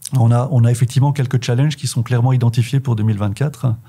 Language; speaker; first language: French; native; French